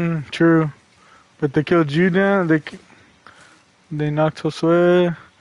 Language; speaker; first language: English; early bilingual, other home language; Spanish